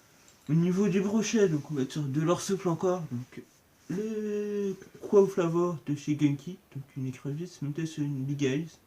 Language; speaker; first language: French; native; French